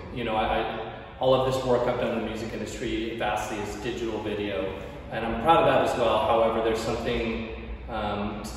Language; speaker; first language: English; native; English